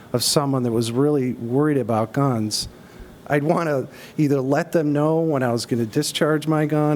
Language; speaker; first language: English; native; English